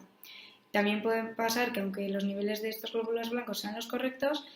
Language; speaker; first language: Spanish; native; Spanish